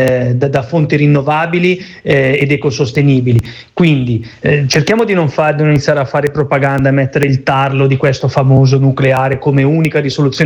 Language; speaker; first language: Italian; native; Italian